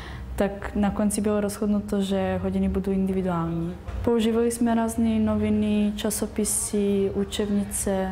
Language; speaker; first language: Czech; non-native, fluent; Persian